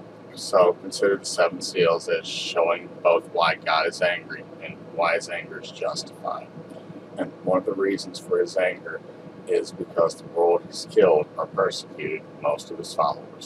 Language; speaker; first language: English; native; English